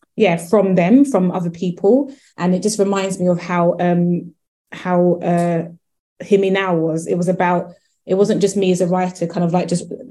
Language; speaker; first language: English; native; English